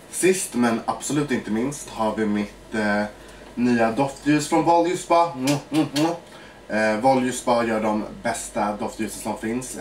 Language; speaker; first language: Swedish; early bilingual, other home language; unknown